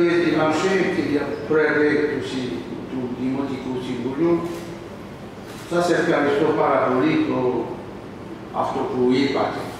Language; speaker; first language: Greek; non-native, learner; French